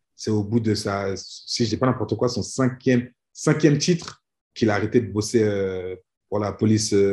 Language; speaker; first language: French; native; French